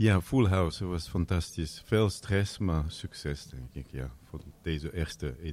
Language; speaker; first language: Dutch; non-native, learner; French